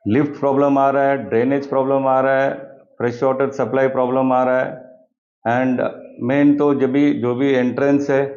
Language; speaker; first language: Hindi; non-native, local second language; Tamil